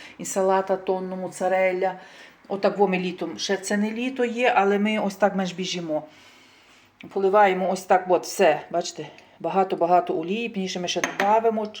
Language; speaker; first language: Ukrainian; native; Ukrainian